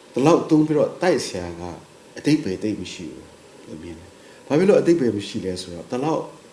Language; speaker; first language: Burmese; non-native, local second language; Kachin